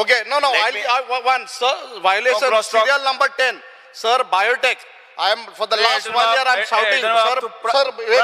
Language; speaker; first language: English; non-native, local second language; Konkani